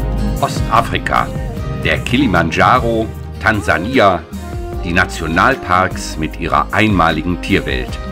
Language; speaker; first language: German; native; German